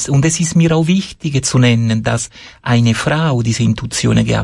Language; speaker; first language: German; non-native, fluent; Italian